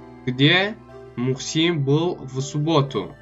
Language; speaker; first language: Russian; non-native, local second language; Tajik